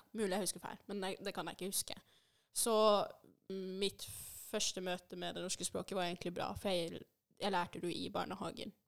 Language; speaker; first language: Norwegian; early bilingual, other home language; Swahili